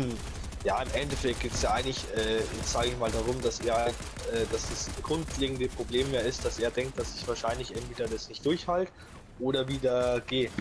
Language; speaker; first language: German; native; German